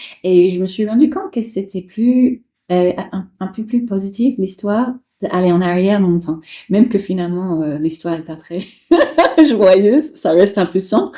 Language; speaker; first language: French; non-native, fluent; English